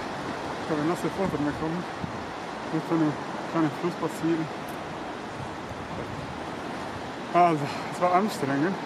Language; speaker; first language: German; non-native, learner; Italian